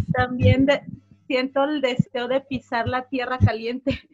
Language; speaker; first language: Spanish; native; Spanish